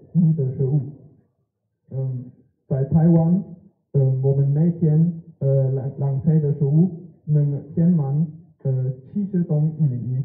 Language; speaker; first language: Chinese; non-native, learner; German